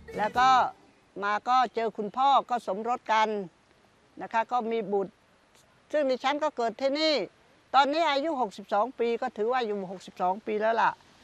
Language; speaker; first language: Thai; non-native, local second language; Khmer